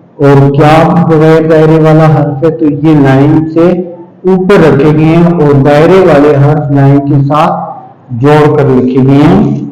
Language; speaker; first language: Urdu; native; Urdu